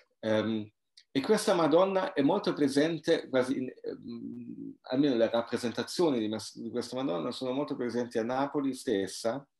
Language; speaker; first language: Italian; non-native, fluent; German